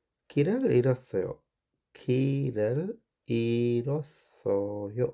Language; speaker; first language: Korean; non-native, fluent; Sinhala